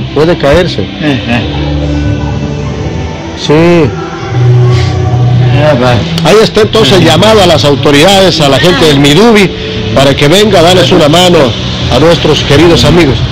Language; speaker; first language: Spanish; native; Spanish